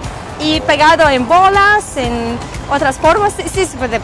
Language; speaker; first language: Spanish; non-native, fluent; Russian